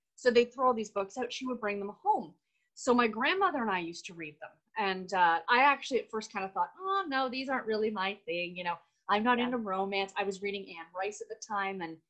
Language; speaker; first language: English; native; English